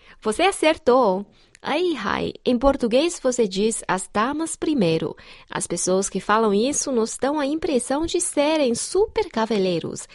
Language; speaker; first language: Portuguese; non-native, fluent; Chinese